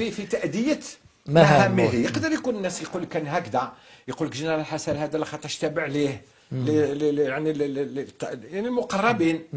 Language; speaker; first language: Arabic; native; Arabic